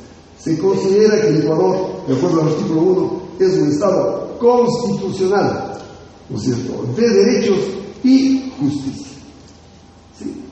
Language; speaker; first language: Spanish; native; Spanish